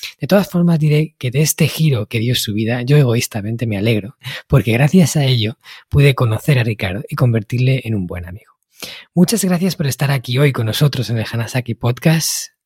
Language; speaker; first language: Spanish; native; Spanish